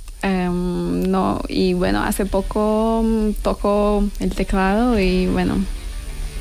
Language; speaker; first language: Spanish; native; Spanish